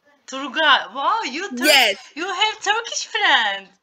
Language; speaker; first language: English; non-native, learner; Turkish